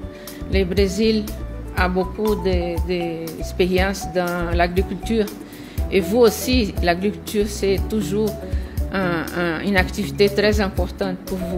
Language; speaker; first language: French; non-native, fluent; Portuguese